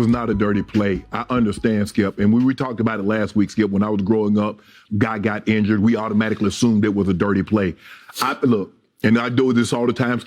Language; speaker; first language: English; native; English